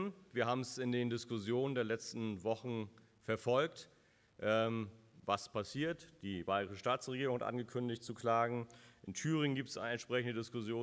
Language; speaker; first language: German; native; German